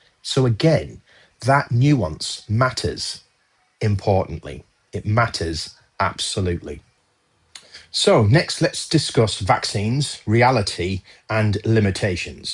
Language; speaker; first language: English; native; English